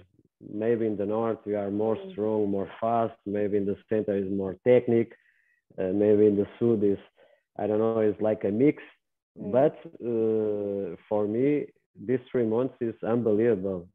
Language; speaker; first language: English; non-native, learner; Portuguese